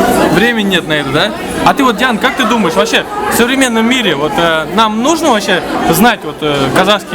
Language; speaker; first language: Russian; native; Russian